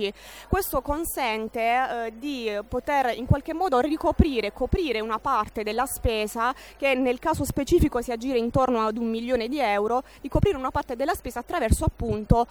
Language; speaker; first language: Italian; native; Italian